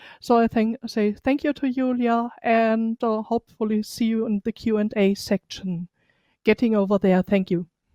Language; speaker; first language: English; non-native, fluent; German